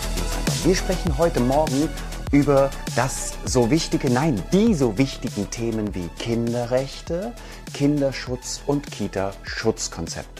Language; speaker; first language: German; native; German